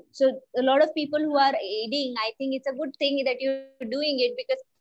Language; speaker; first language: English; non-native, local second language; Marathi